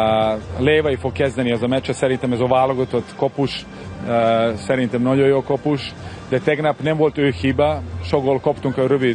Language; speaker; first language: Hungarian; non-native, learner; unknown